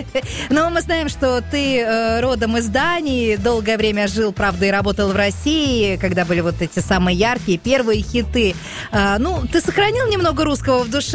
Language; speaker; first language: Russian; native; Russian